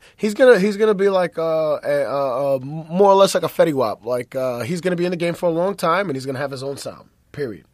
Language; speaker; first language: English; native; English